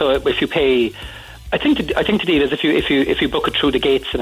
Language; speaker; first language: English; native; English